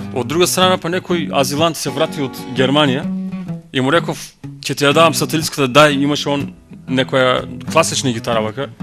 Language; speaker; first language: Macedonian; non-native, local second language; Turkish